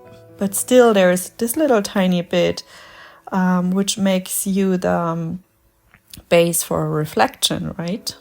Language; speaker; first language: English; non-native, fluent; German